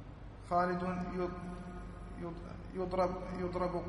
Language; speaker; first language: Arabic; native; Arabic